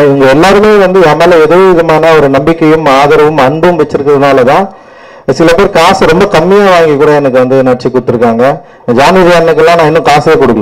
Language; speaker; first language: Tamil; native; Tamil